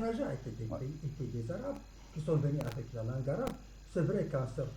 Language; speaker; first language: French; non-native, local second language; Arabic